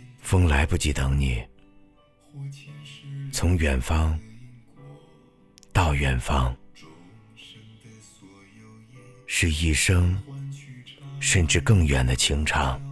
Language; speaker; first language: Chinese; native; Chinese